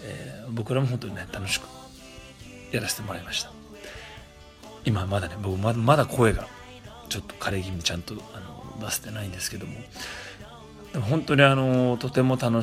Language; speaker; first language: Japanese; native; Japanese